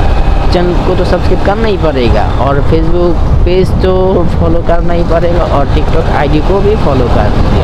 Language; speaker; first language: Hindi; non-native, learner; Bangla